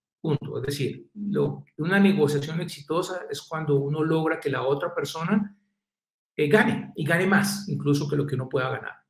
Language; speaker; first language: Spanish; native; Spanish